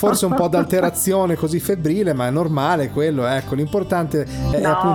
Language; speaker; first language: Italian; native; Italian